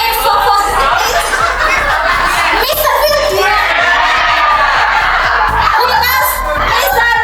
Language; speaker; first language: English; non-native, learner; Indonesian